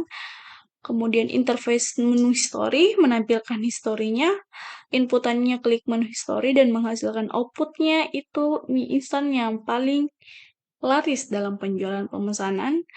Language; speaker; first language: Indonesian; native; Indonesian